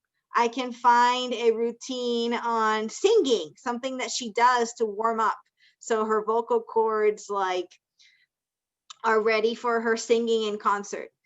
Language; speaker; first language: English; non-native, fluent; Spanish